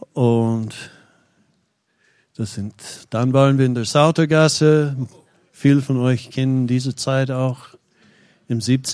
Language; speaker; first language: German; non-native, fluent; English